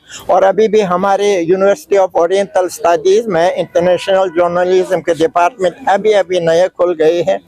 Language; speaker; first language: Hindi; non-native, fluent; Uzbek